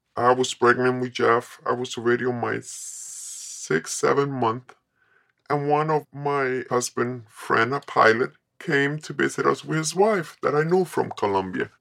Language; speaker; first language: English; non-native, fluent; Spanish